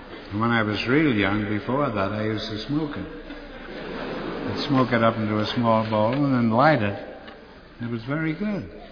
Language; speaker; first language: English; native; English